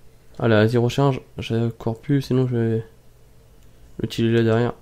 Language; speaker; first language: French; native; French